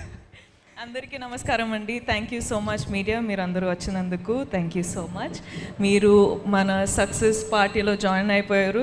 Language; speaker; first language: Telugu; non-native, local second language; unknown